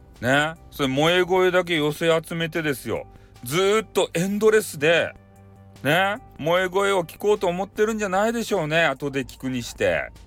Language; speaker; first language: Japanese; native; Japanese